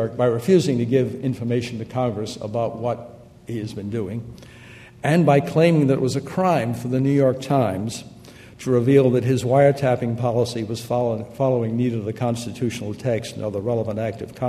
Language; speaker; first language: English; native; English